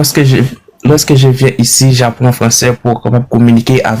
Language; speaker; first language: French; non-native, learner; Haitian Creole